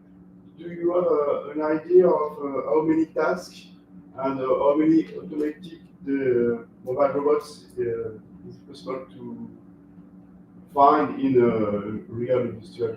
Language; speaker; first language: English; non-native, fluent; French